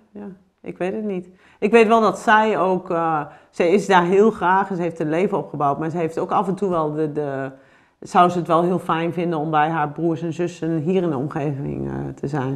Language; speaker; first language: Dutch; native; Dutch